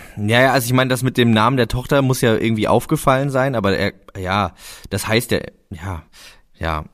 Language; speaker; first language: German; native; German